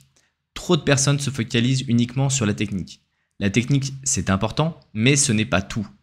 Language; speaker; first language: French; native; French